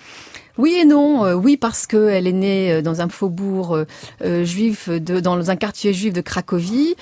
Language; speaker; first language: French; native; French